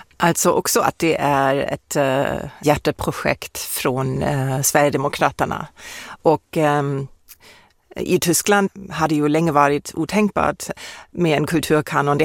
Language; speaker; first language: Swedish; non-native, fluent; German